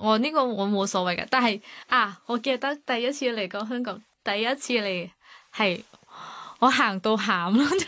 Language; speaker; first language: Cantonese; non-native, fluent; Thai